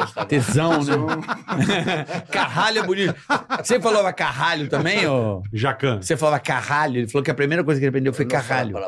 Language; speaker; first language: Portuguese; non-native, fluent; French